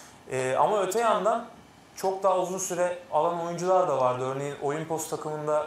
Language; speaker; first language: Turkish; native; Turkish